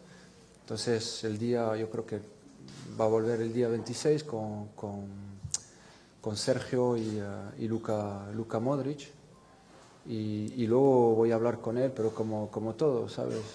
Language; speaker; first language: Spanish; non-native, fluent; French